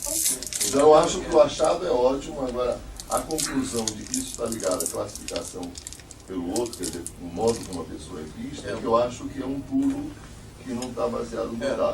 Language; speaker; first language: Portuguese; native; Portuguese